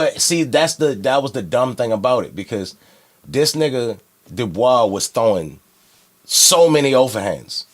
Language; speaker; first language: English; native; English